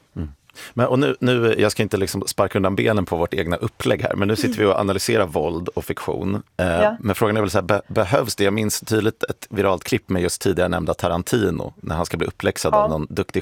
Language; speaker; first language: Swedish; native; Swedish